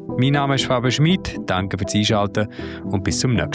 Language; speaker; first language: German; native; German